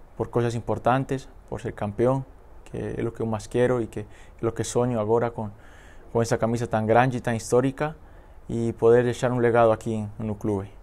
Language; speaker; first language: Spanish; native; Spanish